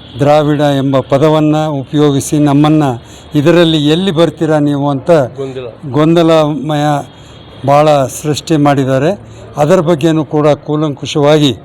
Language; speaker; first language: Kannada; non-native, local second language; Lambadi